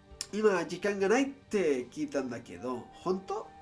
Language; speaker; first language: Japanese; non-native, learner; English